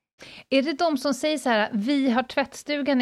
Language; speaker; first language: Swedish; native; Swedish